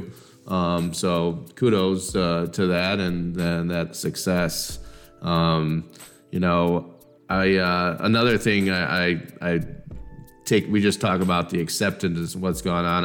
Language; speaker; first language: English; native; English